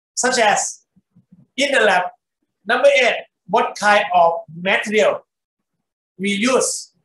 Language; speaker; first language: English; non-native, fluent; Thai